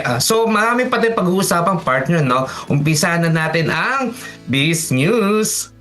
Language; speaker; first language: Filipino; native; Filipino